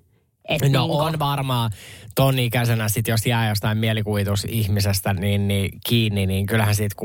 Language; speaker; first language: Finnish; native; Finnish